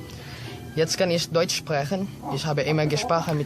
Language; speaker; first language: German; non-native, learner; Filipino